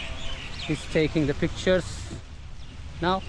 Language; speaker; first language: English; non-native, learner; Hindi